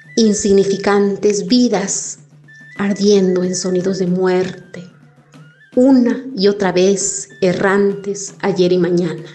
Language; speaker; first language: Spanish; non-native, local second language; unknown